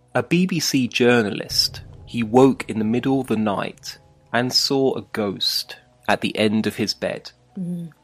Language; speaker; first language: English; native; English